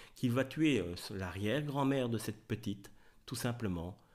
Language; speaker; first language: French; native; French